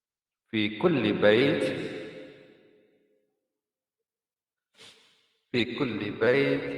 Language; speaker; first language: Arabic; non-native, fluent; Malay